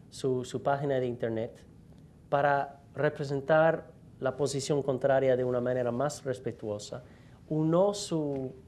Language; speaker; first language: Spanish; non-native, fluent; English